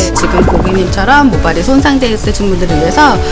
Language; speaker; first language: Korean; early bilingual, heritage; Korean